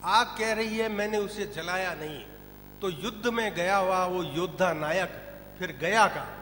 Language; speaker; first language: Hindi; non-native, local second language; Rajasthani